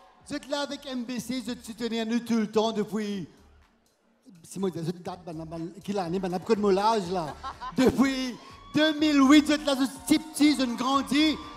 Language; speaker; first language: French; non-native, local second language; Morisyen